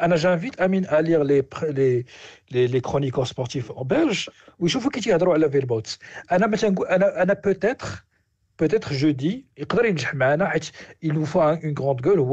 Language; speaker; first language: French; non-native, local second language; Arabic